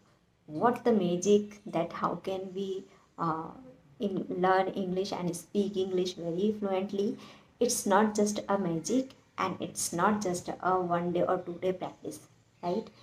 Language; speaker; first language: English; non-native, learner; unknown